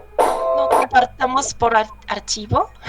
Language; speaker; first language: Spanish; non-native, learner; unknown